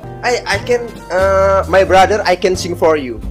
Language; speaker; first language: English; non-native, learner; Indonesian